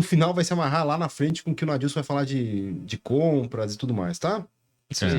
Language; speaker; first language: Portuguese; native; Portuguese